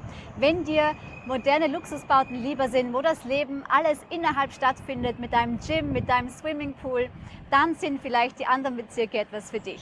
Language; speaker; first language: German; native; German